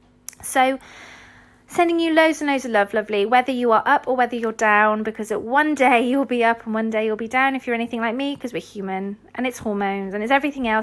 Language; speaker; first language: English; native; English